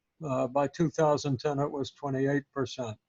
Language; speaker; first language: English; native; English